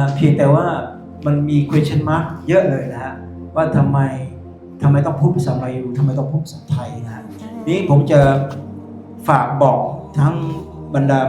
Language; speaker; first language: Thai; non-native, local second language; Pattani Malay